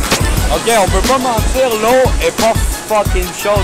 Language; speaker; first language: French; native; French